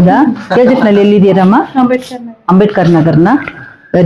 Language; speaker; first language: Kannada; non-native, local second language; Tamil